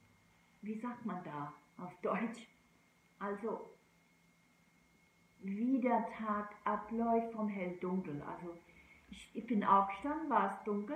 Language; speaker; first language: German; non-native, fluent; English